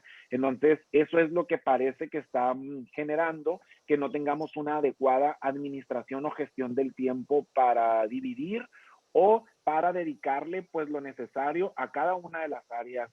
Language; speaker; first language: Spanish; native; Spanish